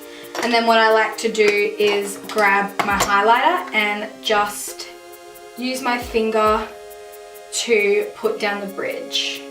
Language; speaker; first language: English; native; English